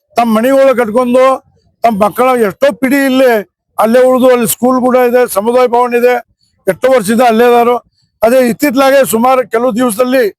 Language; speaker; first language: Kannada; native; Kannada